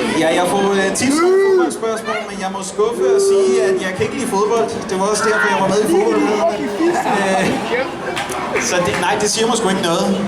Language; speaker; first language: Danish; native; Danish